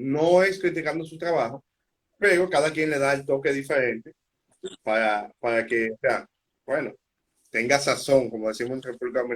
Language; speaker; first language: Spanish; native; Spanish